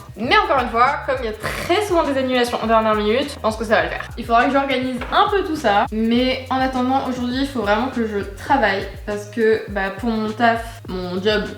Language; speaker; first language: French; native; French